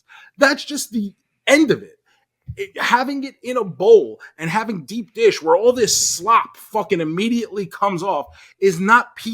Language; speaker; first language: English; native; English